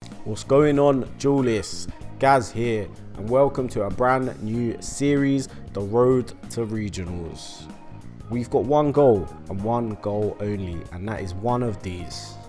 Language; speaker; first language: English; native; English